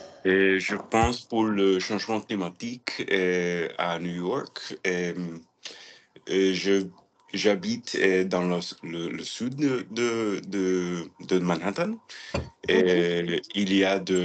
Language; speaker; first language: French; non-native, learner; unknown